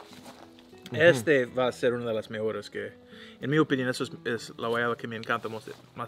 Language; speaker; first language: Spanish; non-native, learner; English